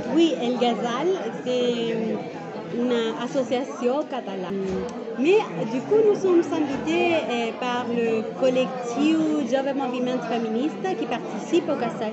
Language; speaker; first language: French; non-native, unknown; Spanish